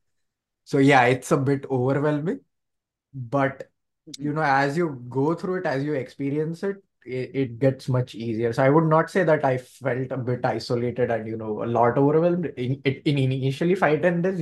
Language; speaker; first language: English; non-native, local second language; Marathi